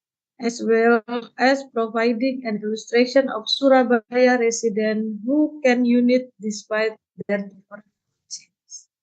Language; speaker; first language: English; non-native, learner; Indonesian